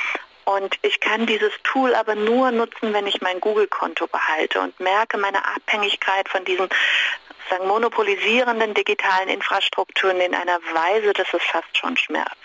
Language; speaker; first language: German; native; German